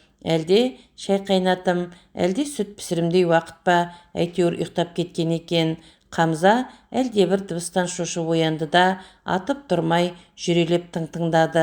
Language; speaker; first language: Kazakh; native; Kazakh